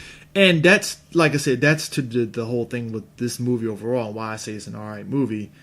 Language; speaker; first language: English; native; English